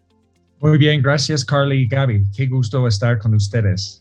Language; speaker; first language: Spanish; non-native, fluent; English